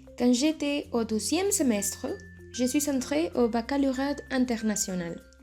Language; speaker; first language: French; non-native, learner; Spanish